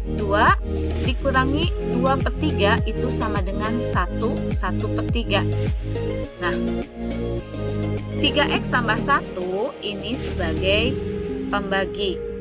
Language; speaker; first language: Indonesian; native; Indonesian